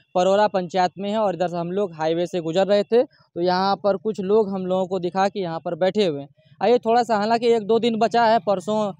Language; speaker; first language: Hindi; native; Hindi